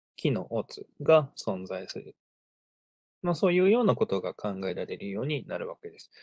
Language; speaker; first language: Japanese; native; Japanese